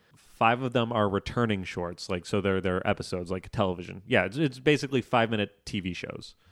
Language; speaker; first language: English; native; English